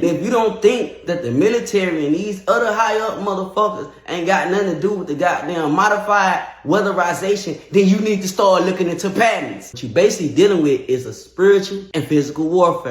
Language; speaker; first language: English; native; English